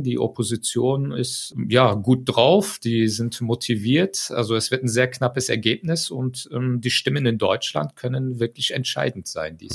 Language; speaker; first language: German; early bilingual, other home language; Turkish